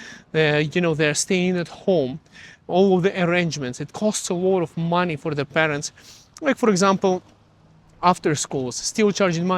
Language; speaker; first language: English; early bilingual, other home language; Russian